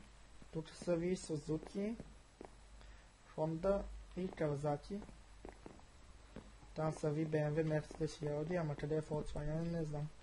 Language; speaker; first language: Bulgarian; native; Bulgarian